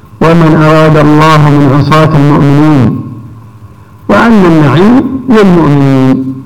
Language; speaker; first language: Arabic; native; Arabic